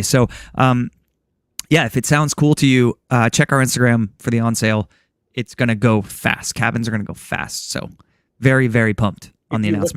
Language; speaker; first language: English; native; English